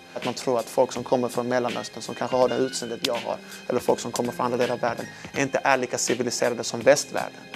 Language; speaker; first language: Swedish; early bilingual, other home language; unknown